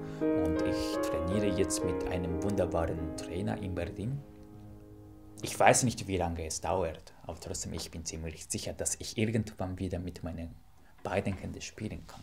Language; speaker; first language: German; non-native, fluent; Japanese